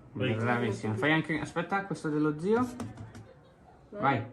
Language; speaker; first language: Italian; non-native, fluent; Bangla